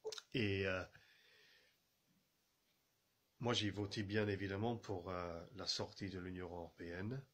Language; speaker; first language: French; non-native, fluent; English